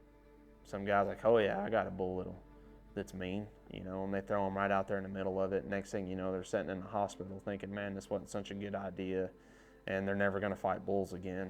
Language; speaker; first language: English; native; English